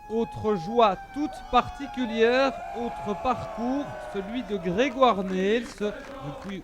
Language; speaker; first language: French; native; French